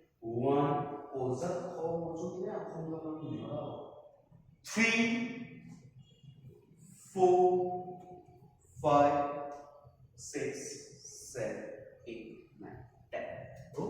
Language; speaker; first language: Vietnamese; non-native, learner; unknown